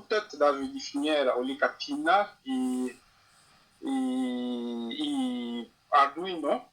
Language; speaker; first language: Swedish; non-native, learner; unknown